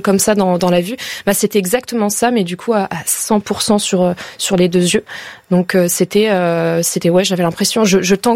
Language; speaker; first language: French; native; French